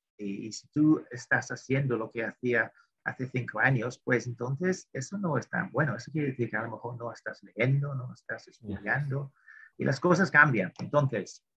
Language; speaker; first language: Spanish; non-native, fluent; English